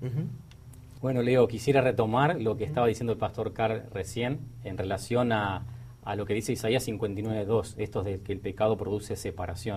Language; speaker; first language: Spanish; native; Spanish